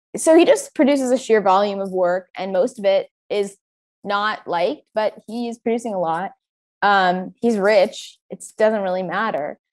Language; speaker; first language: English; native; English